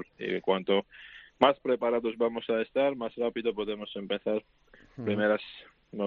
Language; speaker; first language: Spanish; non-native, fluent; Georgian